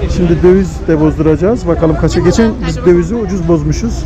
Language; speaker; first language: Turkish; native; Turkish